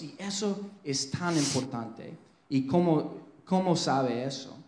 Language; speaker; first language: Spanish; non-native, fluent; English